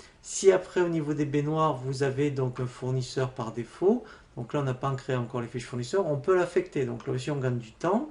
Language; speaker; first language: French; native; French